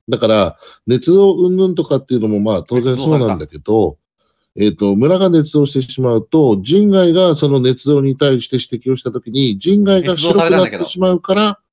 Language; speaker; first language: Japanese; native; Japanese